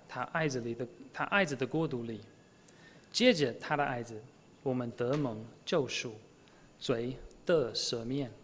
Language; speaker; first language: Chinese; non-native, fluent; English